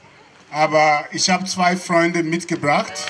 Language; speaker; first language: German; non-native, fluent; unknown